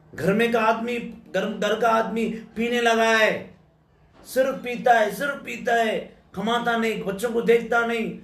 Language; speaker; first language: Hindi; non-native, local second language; Telugu